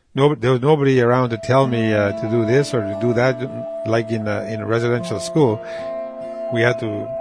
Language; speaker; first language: English; non-native, fluent; Cree